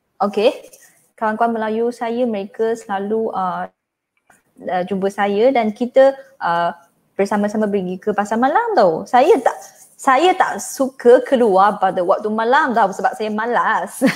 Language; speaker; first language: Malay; non-native, fluent; Chinese